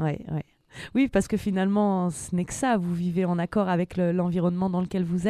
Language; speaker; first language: French; native; French